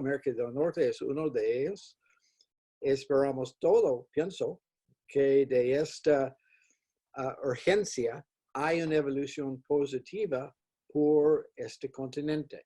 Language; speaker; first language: Spanish; non-native, fluent; English